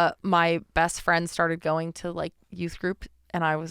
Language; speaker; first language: English; native; English